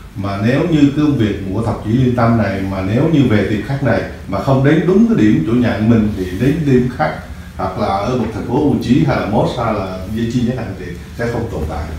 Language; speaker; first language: Vietnamese; native; Vietnamese